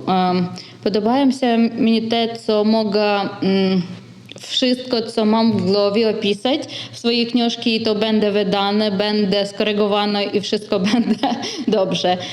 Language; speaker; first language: Polish; non-native, learner; Ukrainian